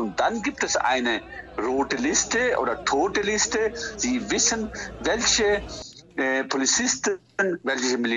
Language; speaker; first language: German; non-native, fluent; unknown